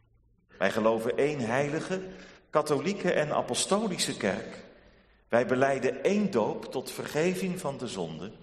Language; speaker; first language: Dutch; native; Dutch